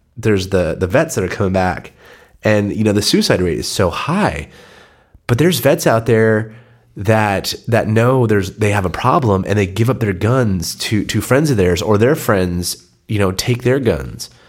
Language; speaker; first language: English; native; English